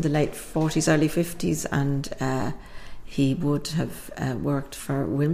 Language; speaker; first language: English; native; English